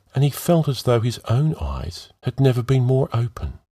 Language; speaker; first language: English; native; English